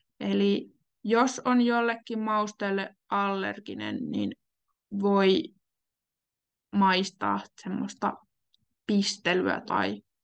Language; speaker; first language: Finnish; native; Finnish